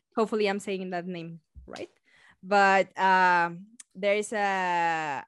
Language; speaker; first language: English; non-native, fluent; Spanish